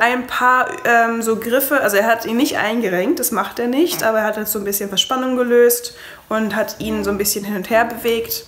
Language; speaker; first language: German; native; German